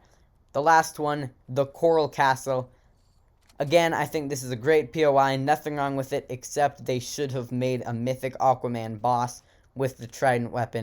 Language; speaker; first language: English; native; English